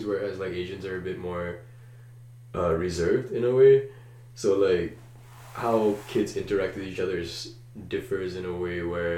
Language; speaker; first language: English; non-native, local second language; Malay